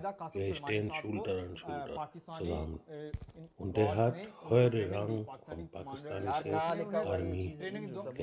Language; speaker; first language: German; non-native, learner; Urdu